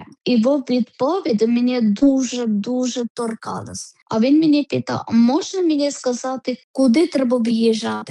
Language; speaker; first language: Ukrainian; non-native, learner; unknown